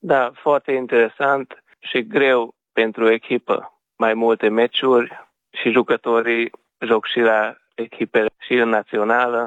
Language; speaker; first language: Romanian; non-native, local second language; Hungarian